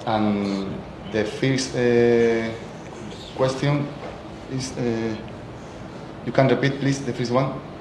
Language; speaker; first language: English; non-native, learner; Spanish